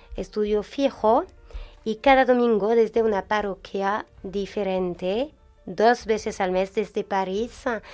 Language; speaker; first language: Spanish; non-native, fluent; French